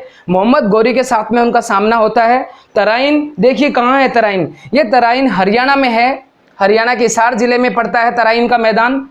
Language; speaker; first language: Hindi; native; Hindi